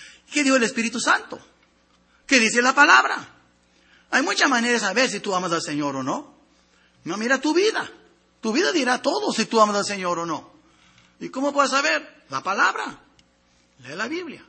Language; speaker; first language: Spanish; non-native, fluent; English